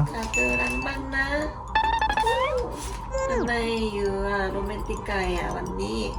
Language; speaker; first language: Thai; non-native, learner; Korean